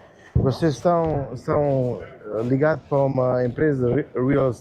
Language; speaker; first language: Portuguese; non-native, learner; German